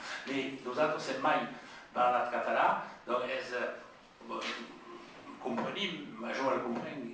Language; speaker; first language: Catalan; non-native, local second language; French